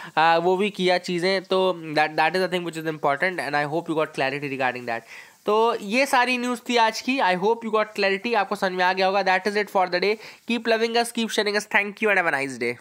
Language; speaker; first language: Hindi; native; Hindi